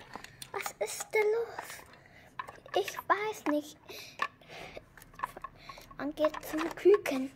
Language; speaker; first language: German; early bilingual, other home language; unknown